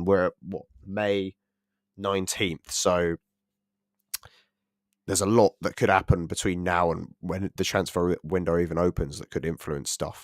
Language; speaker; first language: English; native; English